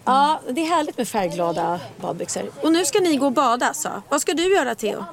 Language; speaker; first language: Swedish; native; Swedish